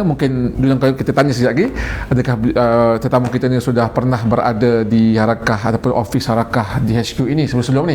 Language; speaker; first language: Malay; native; Malay